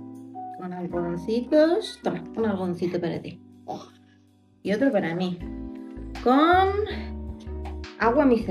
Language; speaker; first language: Spanish; native; Spanish